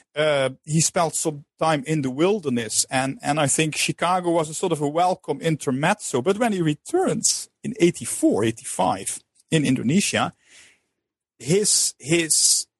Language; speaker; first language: English; non-native, fluent; Dutch